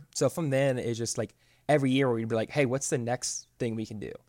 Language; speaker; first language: English; native; English